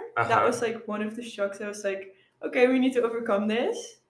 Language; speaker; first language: English; non-native, fluent; Dutch